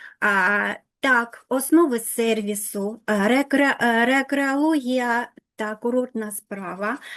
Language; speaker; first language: Ukrainian; non-native, local second language; Russian